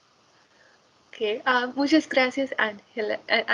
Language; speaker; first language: Spanish; non-native, fluent; English